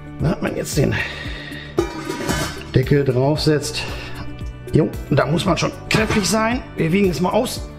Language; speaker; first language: German; native; German